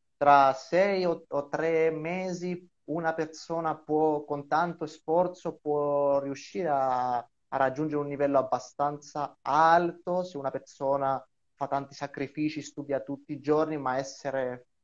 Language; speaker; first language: Italian; non-native, fluent; Greek